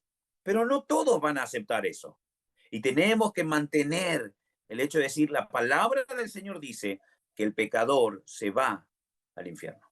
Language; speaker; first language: Spanish; native; Spanish